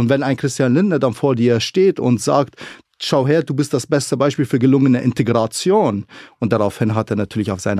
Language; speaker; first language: German; early bilingual, other home language; Arabic